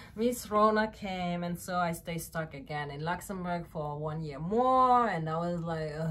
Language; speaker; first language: English; non-native, fluent; French